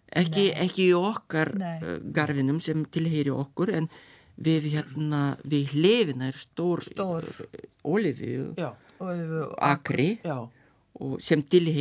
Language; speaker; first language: Icelandic; non-native, learner; Lithuanian